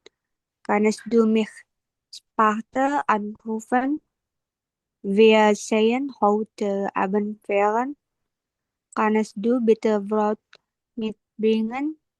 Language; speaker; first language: German; non-native, learner; Indonesian